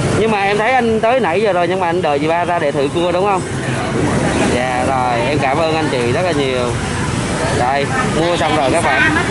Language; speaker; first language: Vietnamese; native; Vietnamese